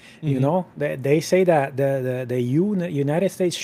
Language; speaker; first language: English; non-native, fluent; Spanish